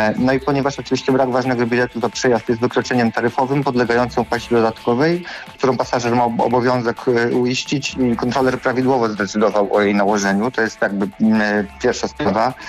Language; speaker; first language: Polish; native; Polish